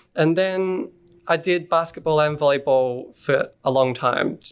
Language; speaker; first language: English; native; English